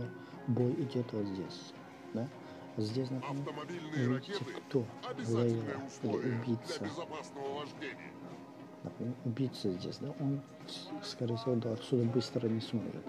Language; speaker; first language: Russian; non-native, local second language; Uzbek